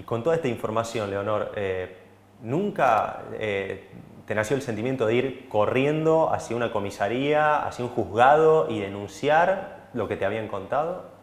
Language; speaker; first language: Spanish; native; Spanish